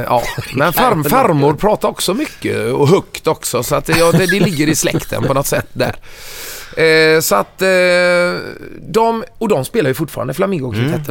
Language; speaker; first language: Swedish; native; Swedish